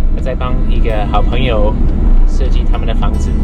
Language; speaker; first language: Chinese; non-native, fluent; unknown